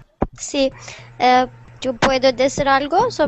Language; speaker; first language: Spanish; non-native, learner; Turkish